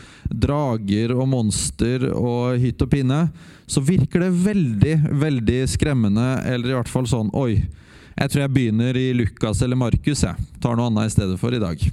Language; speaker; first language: Norwegian; native; Norwegian